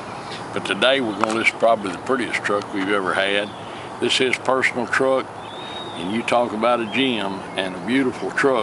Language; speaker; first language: English; native; English